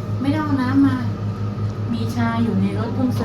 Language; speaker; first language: Thai; native; Thai